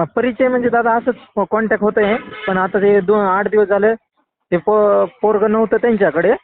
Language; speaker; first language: Marathi; native; Marathi